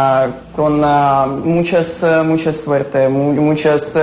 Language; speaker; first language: Spanish; non-native, learner; Ukrainian